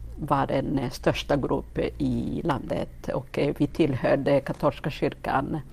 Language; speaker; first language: Swedish; non-native, fluent; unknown